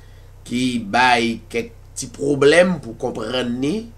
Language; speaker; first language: French; non-native, local second language; Haitian Creole